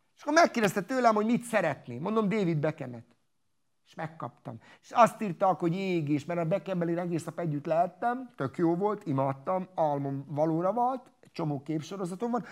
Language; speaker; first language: Hungarian; non-native, local second language; Romany